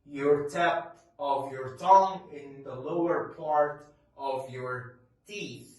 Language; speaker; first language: English; non-native, fluent; Arabic